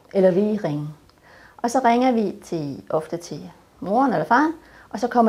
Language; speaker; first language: Danish; native; Danish